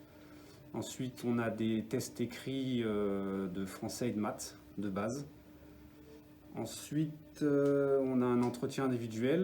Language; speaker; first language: French; native; French